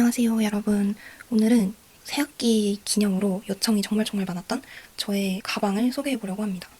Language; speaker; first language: Korean; native; Korean